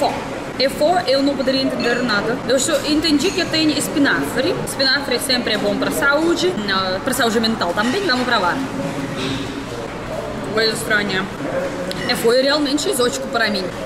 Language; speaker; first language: Portuguese; non-native, learner; Russian